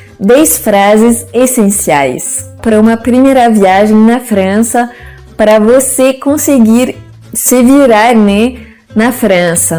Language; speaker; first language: Portuguese; non-native, fluent; French